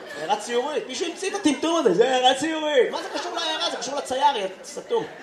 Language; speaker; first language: Hebrew; native; Hebrew